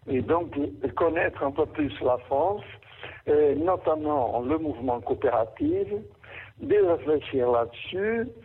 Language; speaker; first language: French; non-native, fluent; Portuguese